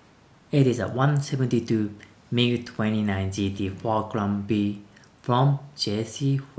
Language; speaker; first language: English; non-native, learner; Japanese